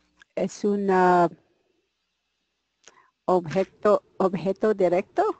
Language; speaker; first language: Spanish; non-native, learner; English